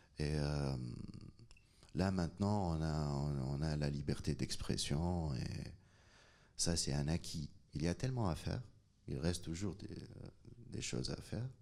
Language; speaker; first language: French; non-native, local second language; Arabic